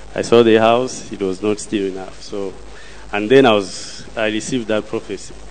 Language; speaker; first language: English; non-native, local second language; Nyanja